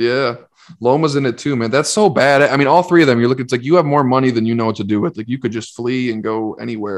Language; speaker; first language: English; native; English